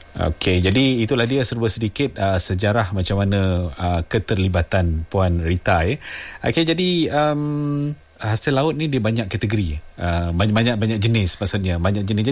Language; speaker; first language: Malay; non-native, local second language; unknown